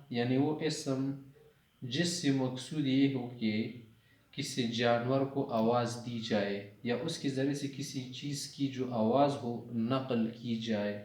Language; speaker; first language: Urdu; non-native, local second language; Pashto